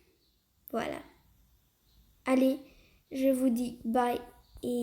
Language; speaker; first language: French; early bilingual, other home language; Portuguese